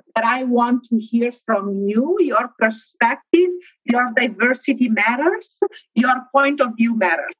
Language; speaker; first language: English; non-native, fluent; Italian